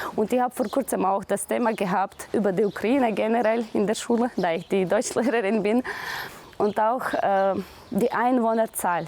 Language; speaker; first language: German; non-native, fluent; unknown